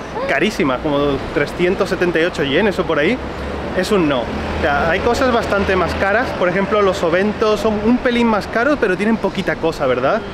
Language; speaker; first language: Spanish; native; Spanish